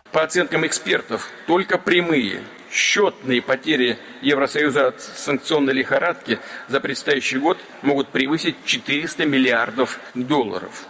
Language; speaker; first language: Russian; native; Russian